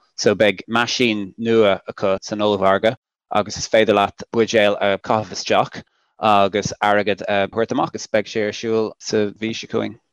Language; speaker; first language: Irish; non-native, local second language; English